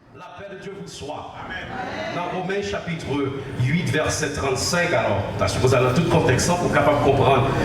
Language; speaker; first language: French; non-native, learner; Haitian Creole